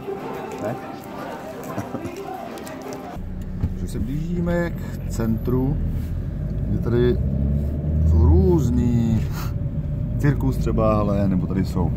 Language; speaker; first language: Czech; native; Czech